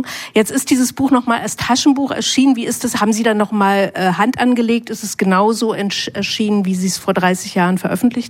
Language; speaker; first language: German; native; German